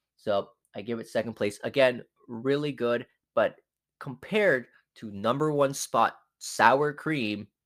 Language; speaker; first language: English; non-native, fluent; Spanish